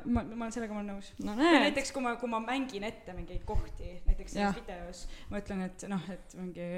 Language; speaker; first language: Estonian; native; Estonian